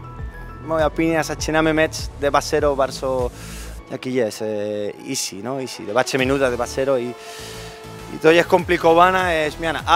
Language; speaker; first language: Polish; non-native, learner; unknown